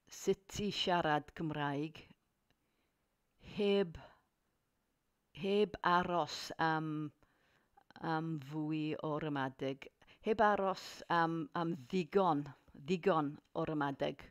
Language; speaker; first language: Welsh; non-native, learner; English